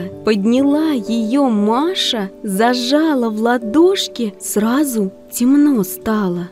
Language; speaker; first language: Russian; native; Russian